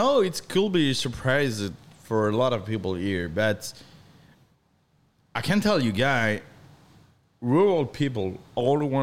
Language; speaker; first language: English; non-native, learner; French